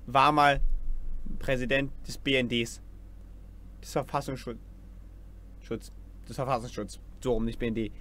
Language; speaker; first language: German; native; German